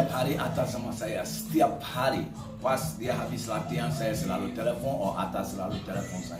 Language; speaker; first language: Indonesian; non-native, fluent; English